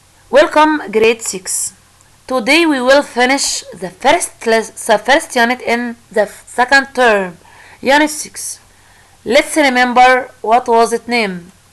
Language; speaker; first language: English; non-native, fluent; Arabic